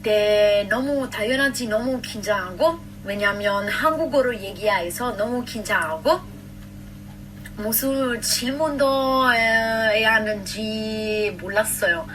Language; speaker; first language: Korean; non-native, fluent; Italian